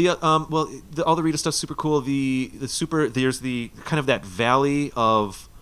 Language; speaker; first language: English; native; English